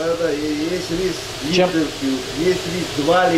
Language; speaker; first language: Russian; non-native, local second language; Uzbek